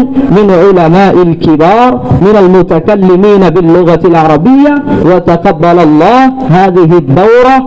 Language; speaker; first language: Arabic; non-native, fluent; Urdu